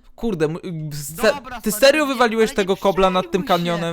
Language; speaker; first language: Polish; native; Polish